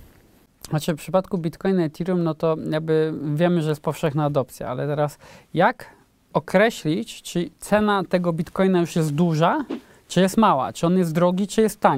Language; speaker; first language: Polish; native; Polish